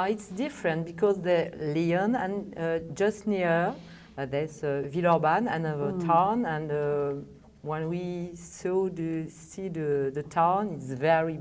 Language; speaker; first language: English; non-native, learner; French